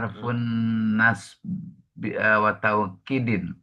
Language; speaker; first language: Arabic; non-native, learner; Indonesian